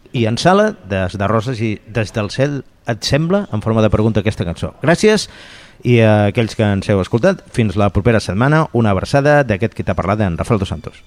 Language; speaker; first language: Catalan; native; Catalan